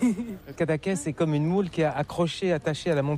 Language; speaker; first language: French; native; French